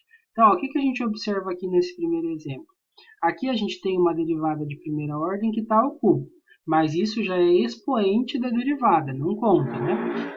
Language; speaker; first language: Portuguese; native; Portuguese